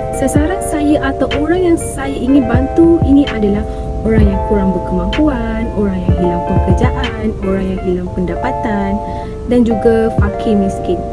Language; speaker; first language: Malay; native; Malay